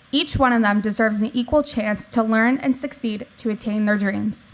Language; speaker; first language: English; native; English